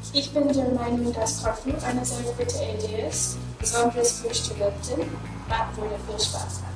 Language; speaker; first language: German; non-native, learner; English